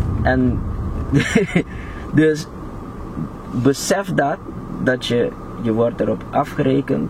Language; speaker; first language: Dutch; non-native, local second language; Papiamento